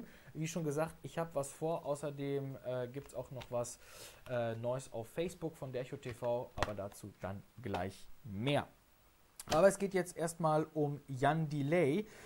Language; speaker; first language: German; native; German